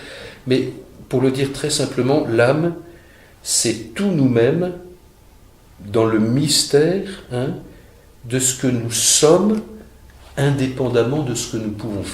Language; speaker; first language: French; native; French